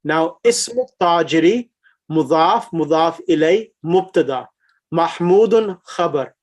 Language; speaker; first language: Arabic; non-native, fluent; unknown